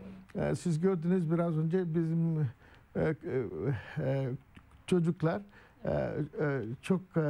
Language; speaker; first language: Turkish; non-native, learner; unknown